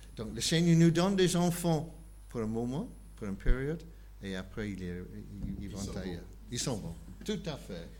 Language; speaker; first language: French; non-native, fluent; English